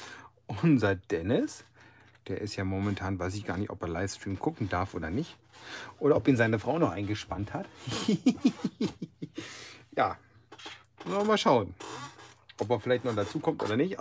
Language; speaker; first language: German; native; German